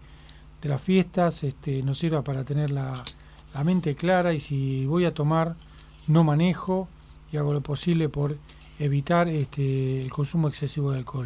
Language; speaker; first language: Spanish; native; Spanish